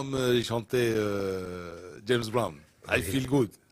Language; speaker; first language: French; non-native, local second language; Arabic